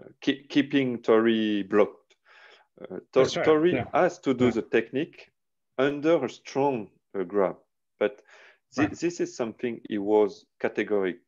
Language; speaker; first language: English; non-native, learner; French